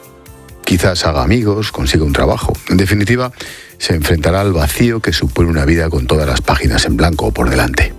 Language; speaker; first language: Spanish; native; Spanish